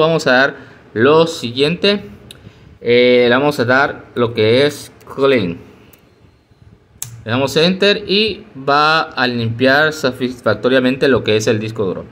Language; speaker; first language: Spanish; native; Spanish